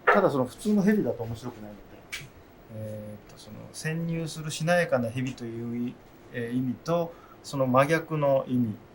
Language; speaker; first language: Japanese; native; Japanese